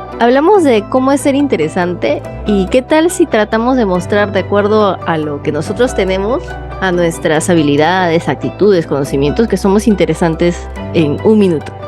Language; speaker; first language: Spanish; native; Spanish